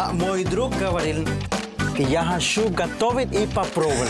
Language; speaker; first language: Russian; non-native, fluent; Spanish